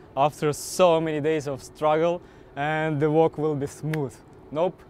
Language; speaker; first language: English; non-native, fluent; Estonian